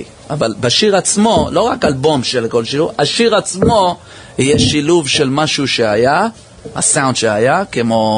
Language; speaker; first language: Hebrew; early bilingual, heritage; English